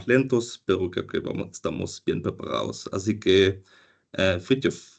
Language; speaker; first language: Spanish; non-native, fluent; German